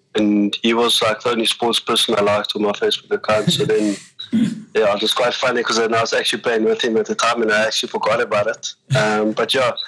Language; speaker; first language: English; native; English